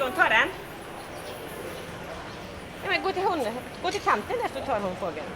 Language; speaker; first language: Swedish; native; Swedish